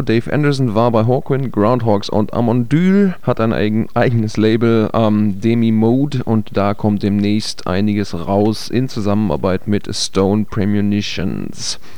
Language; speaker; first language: German; native; German